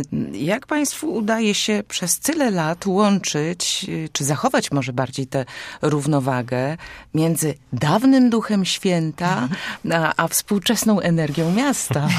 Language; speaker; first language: Polish; native; Polish